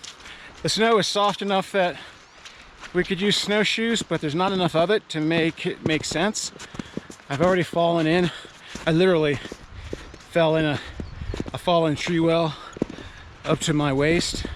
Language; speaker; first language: English; native; English